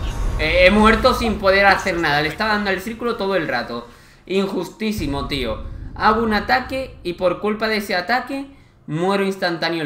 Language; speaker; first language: Spanish; native; Spanish